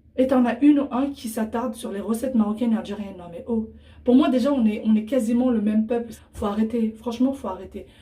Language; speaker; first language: French; early bilingual, other home language; Arabic